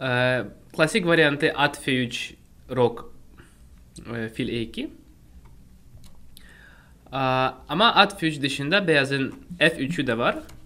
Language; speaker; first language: Turkish; non-native, fluent; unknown